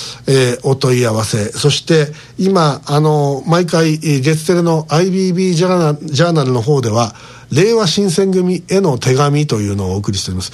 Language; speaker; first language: Japanese; native; Japanese